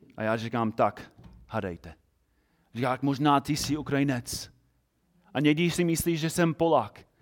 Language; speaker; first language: Czech; non-native, fluent; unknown